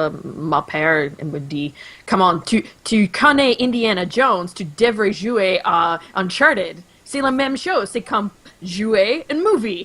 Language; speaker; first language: French; non-native, local second language; English